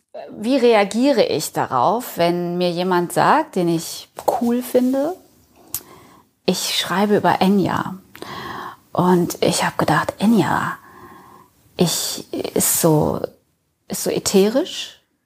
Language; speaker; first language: German; native; German